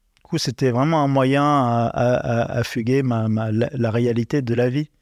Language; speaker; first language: French; non-native, learner; Arabic